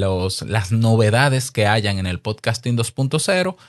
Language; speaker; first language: Spanish; native; Spanish